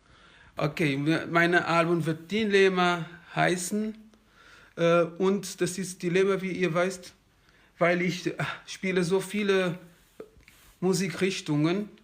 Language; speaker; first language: German; non-native, fluent; Kabuverdianu